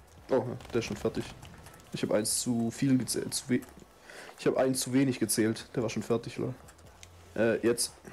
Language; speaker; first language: German; native; German